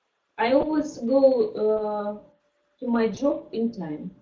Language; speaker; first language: English; non-native, learner; Russian